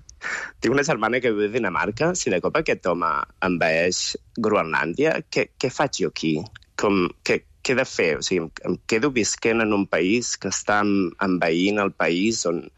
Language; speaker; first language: Catalan; native; Catalan